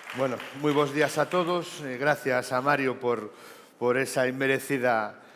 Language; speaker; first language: Spanish; non-native, local second language; Galician